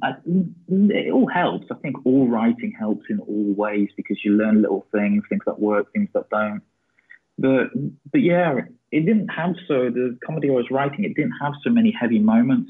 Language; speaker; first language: English; native; English